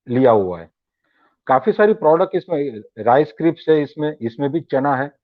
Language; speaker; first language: Hindi; non-native, local second language; Gujarati